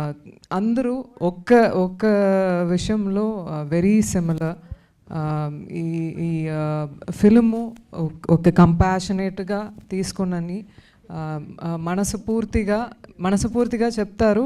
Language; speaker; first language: Telugu; non-native, learner; Tamil